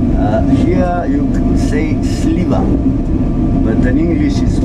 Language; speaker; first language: English; non-native, learner; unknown